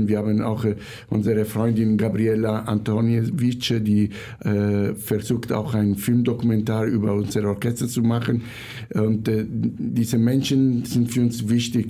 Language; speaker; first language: German; non-native, fluent; Italian